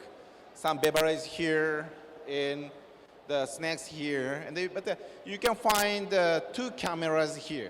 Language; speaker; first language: English; non-native, learner; Japanese